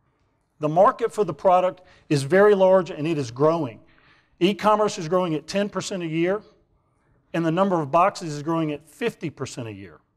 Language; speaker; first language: English; native; English